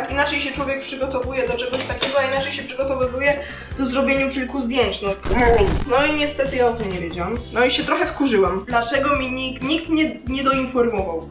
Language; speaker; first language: Polish; native; Polish